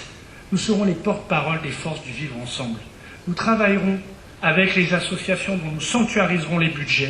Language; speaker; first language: French; native; French